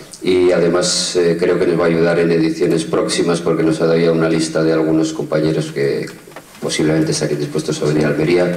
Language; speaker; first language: Spanish; native; Spanish